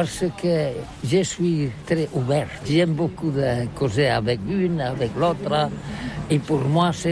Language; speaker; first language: French; non-native, learner; Catalan